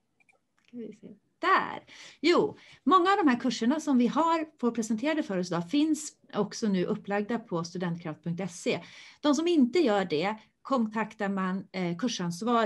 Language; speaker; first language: Swedish; native; Swedish